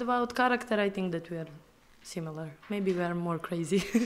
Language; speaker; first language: English; non-native, fluent; Serbian